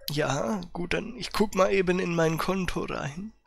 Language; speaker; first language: German; native; German